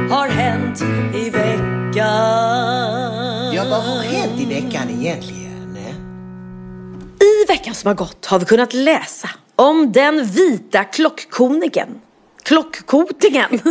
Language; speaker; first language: Swedish; native; Swedish